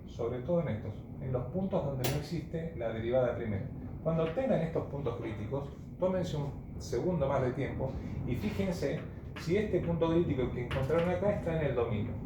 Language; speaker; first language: Spanish; native; Spanish